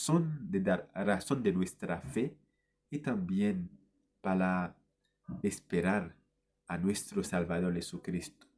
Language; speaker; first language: Spanish; non-native, fluent; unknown